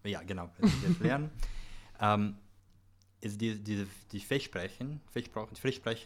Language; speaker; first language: German; non-native, learner; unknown